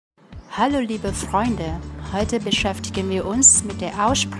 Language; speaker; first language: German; non-native, fluent; Vietnamese